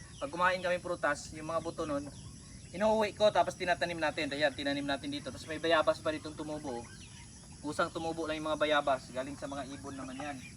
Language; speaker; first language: Filipino; non-native, local second language; Cebuano